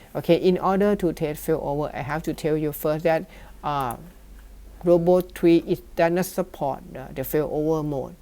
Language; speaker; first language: English; non-native, learner; Thai